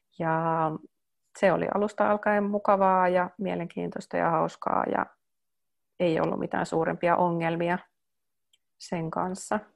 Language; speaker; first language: Finnish; early bilingual, heritage; Finnish